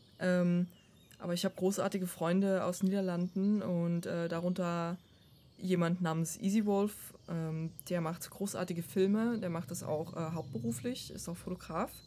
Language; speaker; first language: German; non-native, fluent; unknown